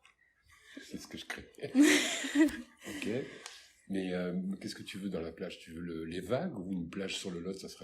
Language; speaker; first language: French; native; French